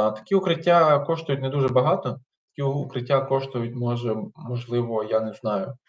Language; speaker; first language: Ukrainian; non-native, local second language; Russian